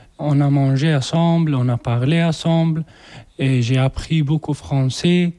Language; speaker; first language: French; non-native, learner; Persian